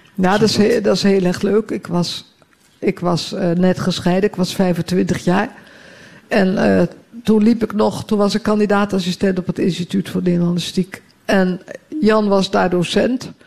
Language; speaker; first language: Dutch; native; Dutch